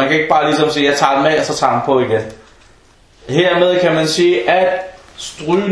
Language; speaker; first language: Danish; non-native, fluent; Arabic